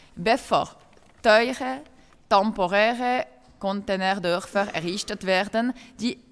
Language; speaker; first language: German; non-native, local second language; French